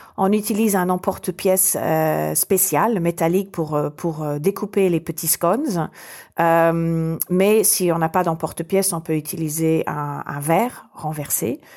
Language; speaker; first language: French; non-native, fluent; English